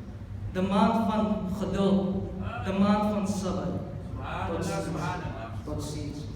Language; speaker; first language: Dutch; early bilingual, other home language; Urdu